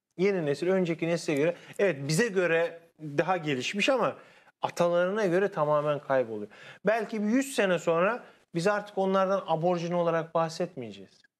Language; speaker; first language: Turkish; native; Turkish